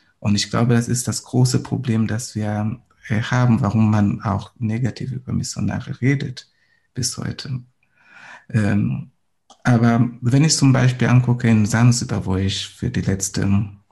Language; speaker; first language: German; non-native, fluent; Swahili